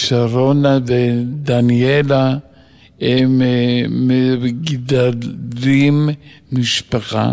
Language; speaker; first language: Hebrew; non-native, fluent; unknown